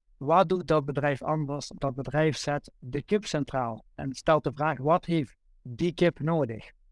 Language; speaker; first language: Dutch; native; Dutch